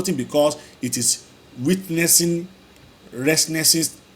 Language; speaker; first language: English; non-native, local second language; Yoruba